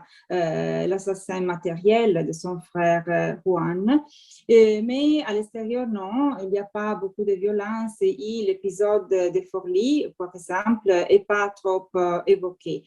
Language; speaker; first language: French; non-native, fluent; Italian